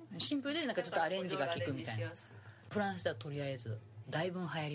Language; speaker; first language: Japanese; native; Japanese